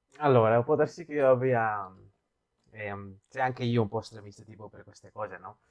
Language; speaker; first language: Italian; non-native, fluent; Spanish